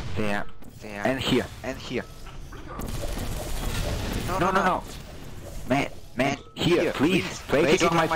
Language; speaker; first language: English; non-native, learner; German